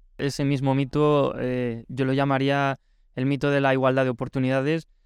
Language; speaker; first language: Spanish; native; Spanish